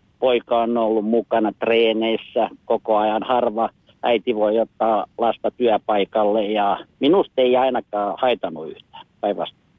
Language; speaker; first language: Finnish; native; Finnish